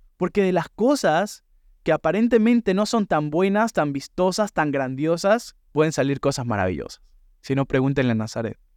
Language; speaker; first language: Spanish; native; Spanish